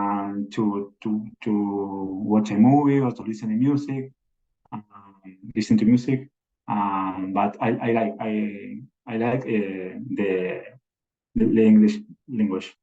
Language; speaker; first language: English; non-native, learner; Spanish